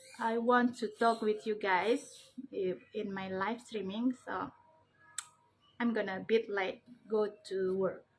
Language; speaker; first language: English; non-native, learner; Indonesian